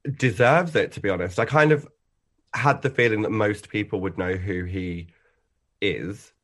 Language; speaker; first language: English; native; English